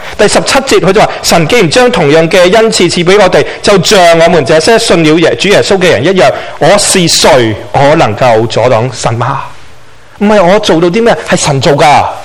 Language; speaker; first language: Chinese; non-native, local second language; Cantonese